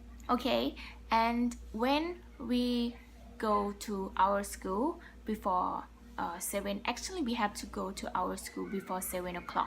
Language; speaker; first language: English; non-native, learner; Thai